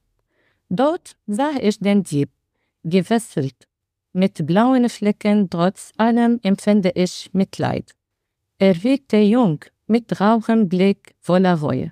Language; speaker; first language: German; non-native, learner; Arabic